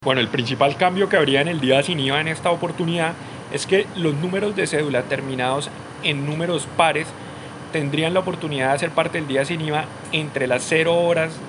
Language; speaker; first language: Spanish; native; Spanish